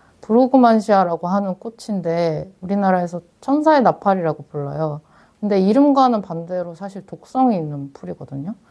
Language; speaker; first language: Korean; native; Korean